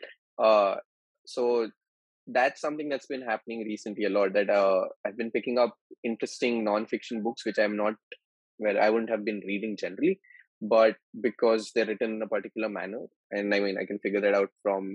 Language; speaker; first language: English; non-native, local second language; Hindi